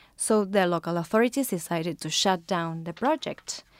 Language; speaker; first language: English; non-native, fluent; Spanish